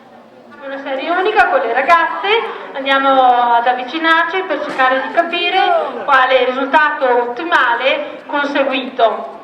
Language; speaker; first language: Italian; native; Italian